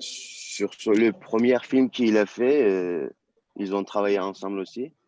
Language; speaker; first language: French; non-native, learner; Turkish